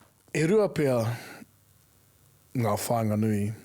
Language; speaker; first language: Māori; non-native, local second language; English